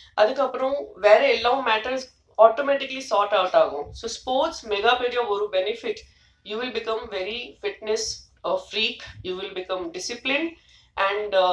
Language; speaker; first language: Tamil; non-native, fluent; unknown